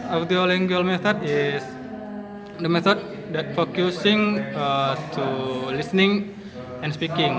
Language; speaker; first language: English; non-native, learner; Indonesian